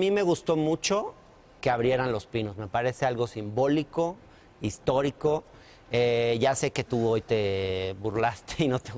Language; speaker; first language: Spanish; native; Spanish